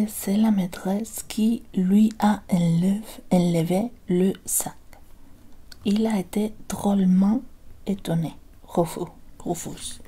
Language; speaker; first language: French; non-native, learner; Spanish